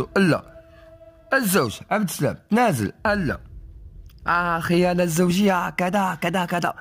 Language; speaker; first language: Arabic; native; Arabic